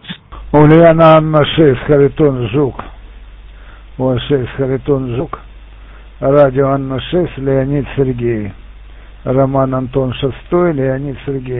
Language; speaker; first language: Russian; native; Russian